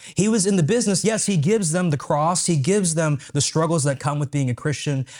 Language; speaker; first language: English; native; English